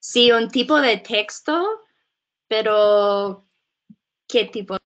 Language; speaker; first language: Spanish; non-native, learner; English